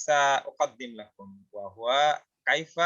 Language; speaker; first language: Arabic; non-native, fluent; Indonesian